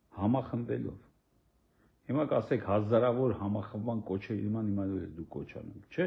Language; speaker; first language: Armenian; native; Armenian